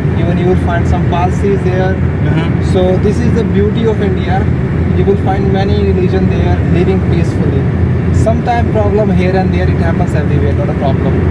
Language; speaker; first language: English; non-native, local second language; Hindi